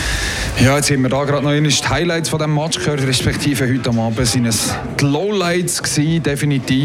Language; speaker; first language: German; native; German